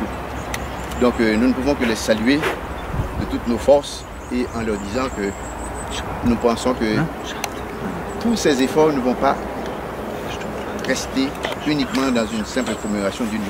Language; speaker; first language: French; non-native, local second language; Haitian Creole